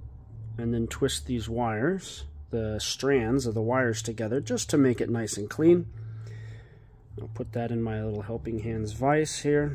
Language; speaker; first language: English; native; English